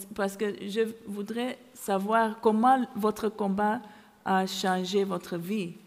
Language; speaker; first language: French; non-native, learner; Dutch